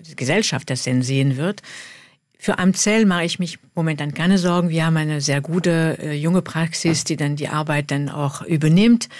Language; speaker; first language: German; non-native, fluent; French